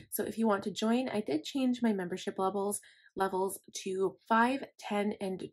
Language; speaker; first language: English; native; English